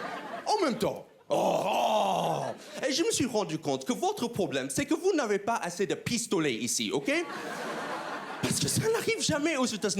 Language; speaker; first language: French; non-native, fluent; English